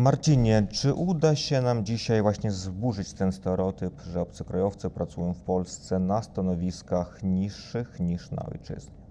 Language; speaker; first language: Polish; non-native, fluent; Ukrainian